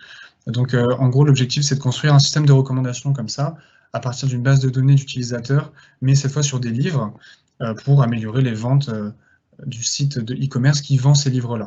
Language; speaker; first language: French; native; French